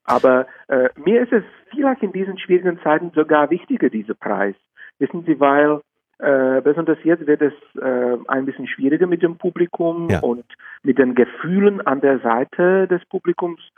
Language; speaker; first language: German; non-native, fluent; Czech